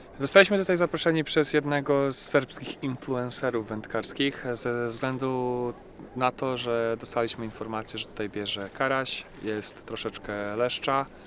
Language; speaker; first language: Polish; non-native, fluent; Serbian